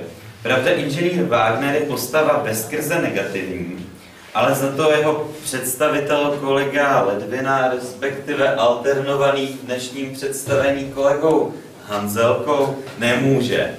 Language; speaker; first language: Czech; native; Czech